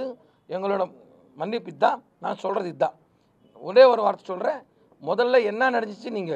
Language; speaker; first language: Tamil; non-native, local second language; Telugu